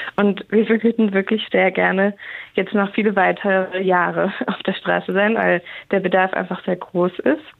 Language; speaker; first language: German; native; German